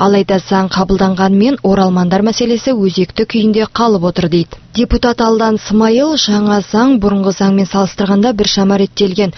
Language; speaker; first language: Kazakh; native; Kazakh